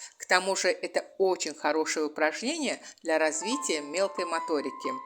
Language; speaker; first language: Russian; non-native, local second language; Azerbaijani